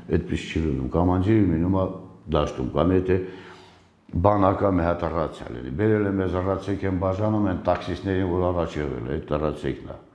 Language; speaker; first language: Armenian; native; Armenian